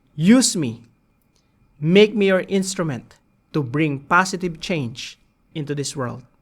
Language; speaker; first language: English; non-native, local second language; Filipino